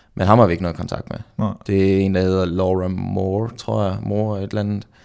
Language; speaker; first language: Danish; native; Danish